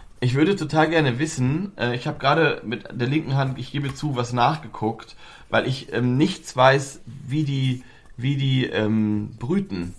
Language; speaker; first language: German; native; German